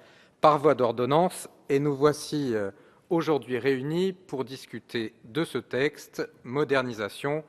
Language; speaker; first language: French; native; French